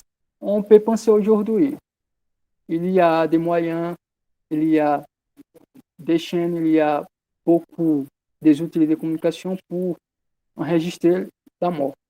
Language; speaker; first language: French; non-native, learner; Portuguese